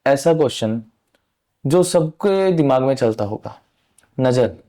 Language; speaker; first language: Hindi; non-native, local second language; Punjabi